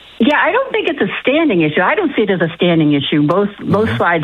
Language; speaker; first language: English; native; English